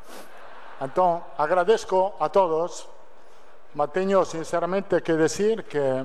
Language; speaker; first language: Portuguese; non-native, fluent; Italian